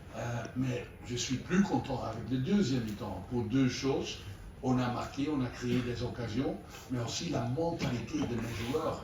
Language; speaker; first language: French; non-native, learner; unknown